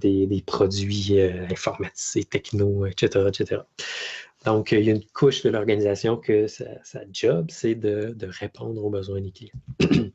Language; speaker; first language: French; native; French